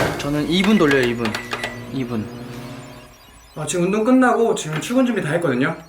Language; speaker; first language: Korean; native; Korean